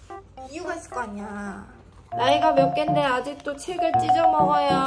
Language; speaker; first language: Korean; native; Korean